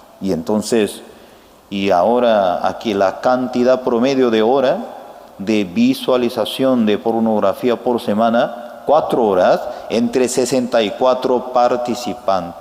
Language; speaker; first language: Spanish; non-native, fluent; Korean